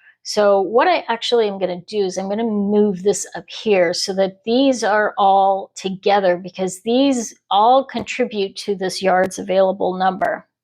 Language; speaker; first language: English; native; English